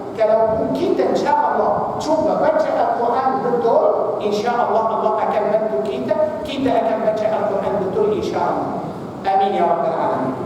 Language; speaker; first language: Malay; non-native, fluent; Arabic